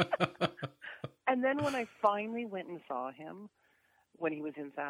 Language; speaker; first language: English; native; English